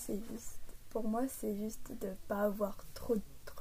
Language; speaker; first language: French; early bilingual, heritage; English